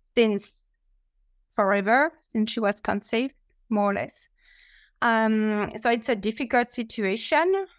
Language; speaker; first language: English; non-native, fluent; French